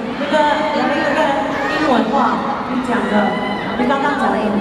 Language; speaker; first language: Chinese; non-native, learner; Filipino